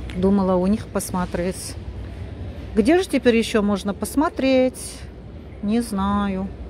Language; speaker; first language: Russian; native; Russian